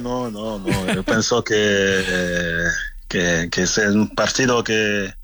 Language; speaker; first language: Spanish; non-native, fluent; French